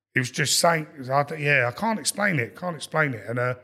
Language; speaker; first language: English; native; English